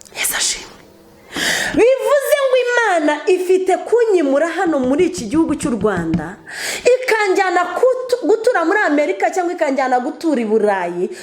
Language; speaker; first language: Kinyarwanda; native; Kinyarwanda